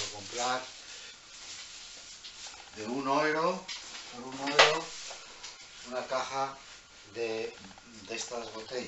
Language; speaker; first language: Spanish; early bilingual, heritage; Spanish